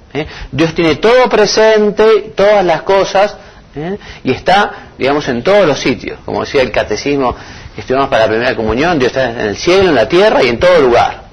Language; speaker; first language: Spanish; native; Spanish